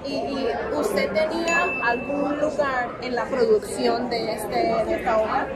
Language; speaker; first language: Spanish; non-native, fluent; English